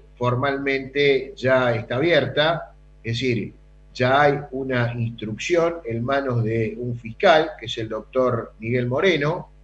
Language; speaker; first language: Spanish; native; Spanish